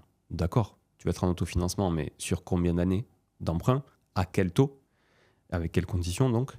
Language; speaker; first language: French; native; French